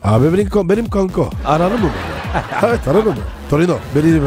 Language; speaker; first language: Turkish; non-native, learner; French